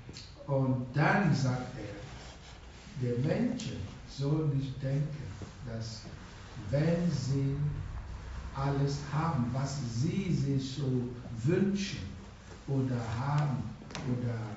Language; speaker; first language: German; non-native, learner; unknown